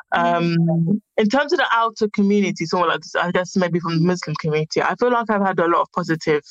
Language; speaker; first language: English; native; English